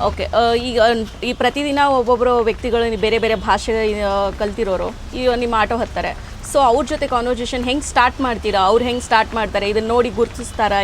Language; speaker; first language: Kannada; native; Kannada